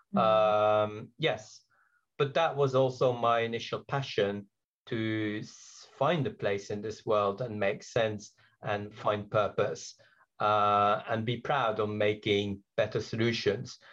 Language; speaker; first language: English; non-native, fluent; Dutch